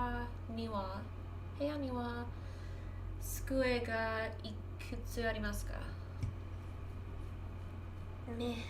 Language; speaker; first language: Japanese; non-native, learner; English